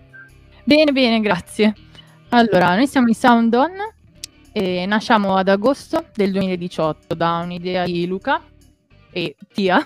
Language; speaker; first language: Italian; native; Italian